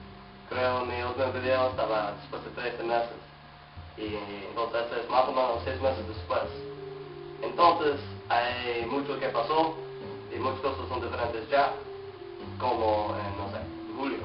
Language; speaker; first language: Spanish; non-native, learner; English